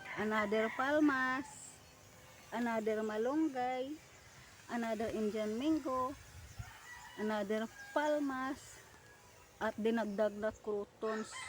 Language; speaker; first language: Filipino; non-native, local second language; Hiligaynon